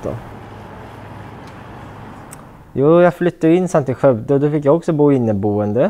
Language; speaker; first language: Swedish; native; Swedish